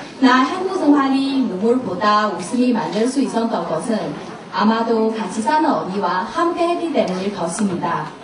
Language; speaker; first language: Korean; non-native, learner; Chinese